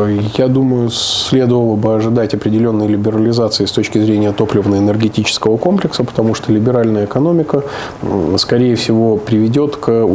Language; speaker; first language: Russian; native; Russian